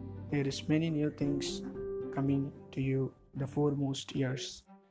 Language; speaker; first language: English; non-native, local second language; Tamil